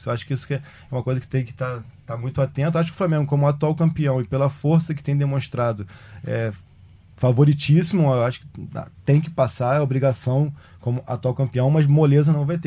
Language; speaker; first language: Portuguese; native; Portuguese